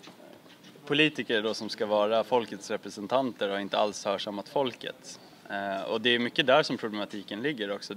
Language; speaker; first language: Swedish; native; Swedish